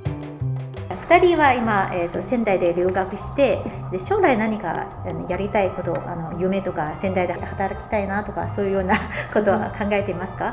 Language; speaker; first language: Japanese; non-native, fluent; Chinese